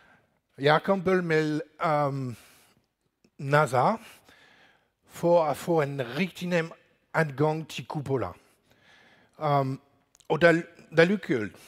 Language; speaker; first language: Danish; non-native, learner; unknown